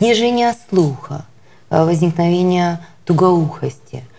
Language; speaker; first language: Russian; native; Russian